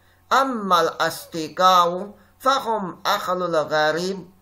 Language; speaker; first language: Arabic; non-native, fluent; Chinese